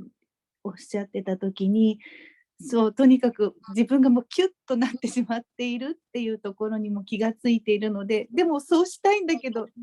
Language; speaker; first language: Japanese; native; Japanese